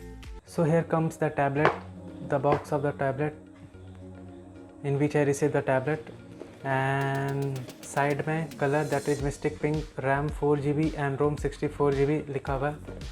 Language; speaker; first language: English; non-native, local second language; Hindi